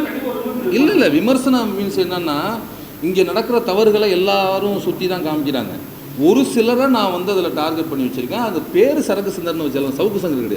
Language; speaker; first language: Tamil; native; Tamil